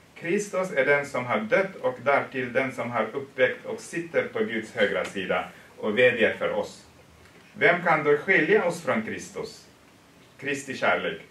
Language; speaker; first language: Swedish; non-native, fluent; Tigrinya